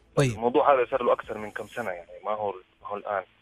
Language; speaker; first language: Arabic; native; Arabic